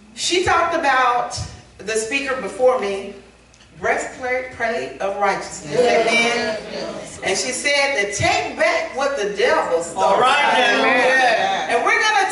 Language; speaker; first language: English; native; English